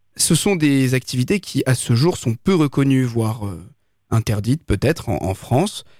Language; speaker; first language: French; native; French